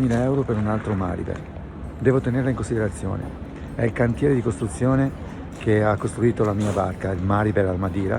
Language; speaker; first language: Italian; native; Italian